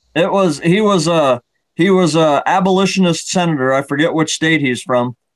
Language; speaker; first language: English; native; English